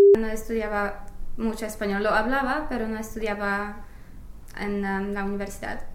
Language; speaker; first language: Spanish; non-native, fluent; English